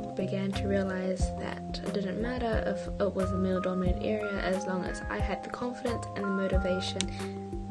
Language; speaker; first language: English; native; English